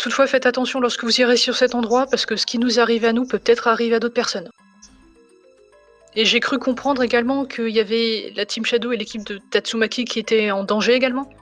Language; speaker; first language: French; native; French